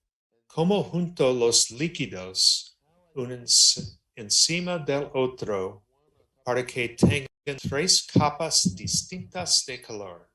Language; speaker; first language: Spanish; non-native, learner; English